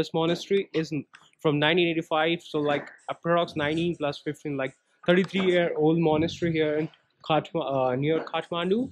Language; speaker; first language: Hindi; native; Hindi